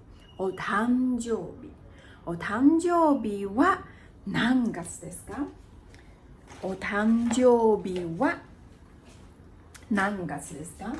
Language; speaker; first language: Japanese; non-native, fluent; Chinese